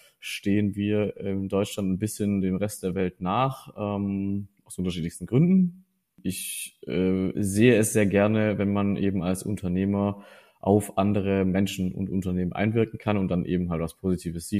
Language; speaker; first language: German; native; German